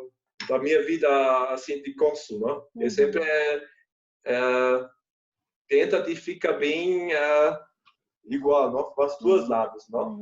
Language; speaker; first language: Portuguese; non-native, fluent; German